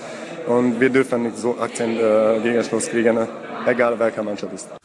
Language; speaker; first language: German; non-native, learner; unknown